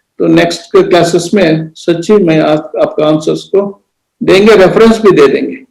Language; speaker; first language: Hindi; non-native, local second language; Kannada